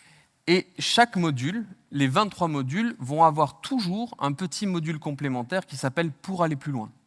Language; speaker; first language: French; native; French